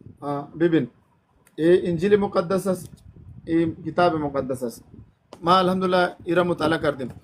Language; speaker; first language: Persian; non-native, fluent; Pashto